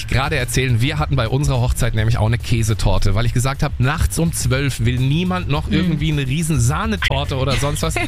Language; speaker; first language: German; native; German